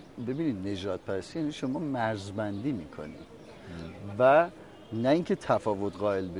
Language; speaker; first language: Persian; native; Persian